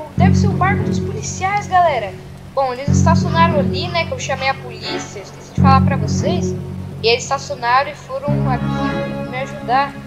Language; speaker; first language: Portuguese; native; Portuguese